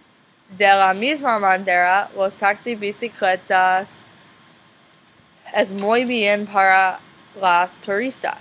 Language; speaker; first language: Spanish; non-native, learner; English